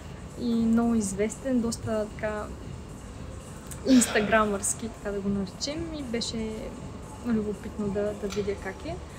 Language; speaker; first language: Bulgarian; native; Bulgarian